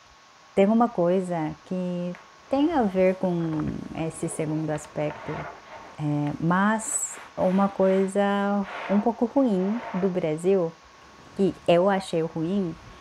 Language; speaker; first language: Portuguese; non-native, fluent; Korean